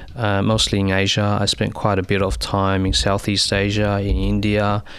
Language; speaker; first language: English; early bilingual, other home language; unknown